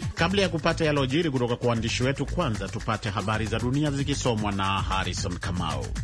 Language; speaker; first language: Swahili; non-native, local second language; Meru